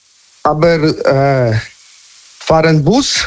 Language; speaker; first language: German; non-native, learner; Polish